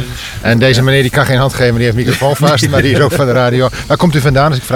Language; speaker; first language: Dutch; native; Dutch